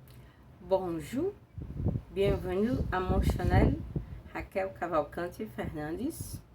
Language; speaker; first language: French; non-native, learner; Portuguese